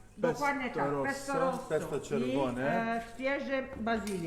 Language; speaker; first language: Polish; non-native, fluent; Italian